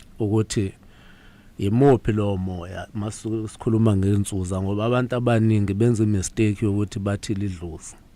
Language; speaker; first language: Zulu; native; Zulu